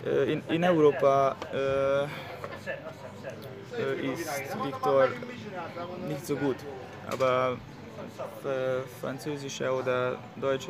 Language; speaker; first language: German; non-native, learner; Hungarian